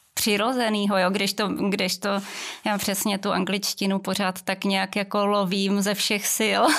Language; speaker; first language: Czech; native; Czech